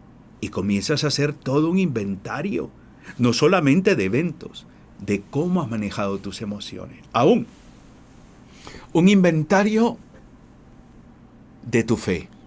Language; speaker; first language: Spanish; native; Spanish